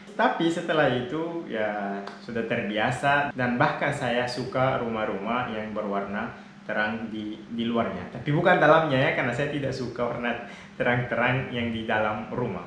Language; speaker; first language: Indonesian; non-native, fluent; Arabic